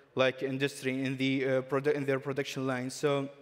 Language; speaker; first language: English; non-native, fluent; Arabic